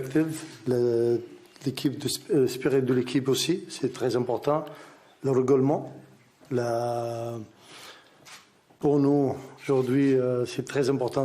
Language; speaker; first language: French; non-native, learner; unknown